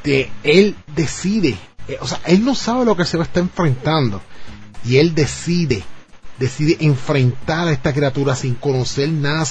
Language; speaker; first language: Spanish; native; Spanish